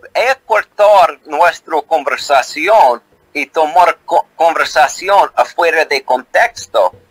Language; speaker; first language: Spanish; non-native, learner; English